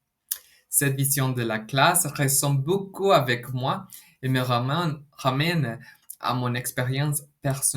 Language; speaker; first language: French; non-native, fluent; Spanish